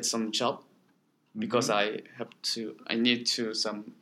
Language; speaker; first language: English; non-native, learner; Korean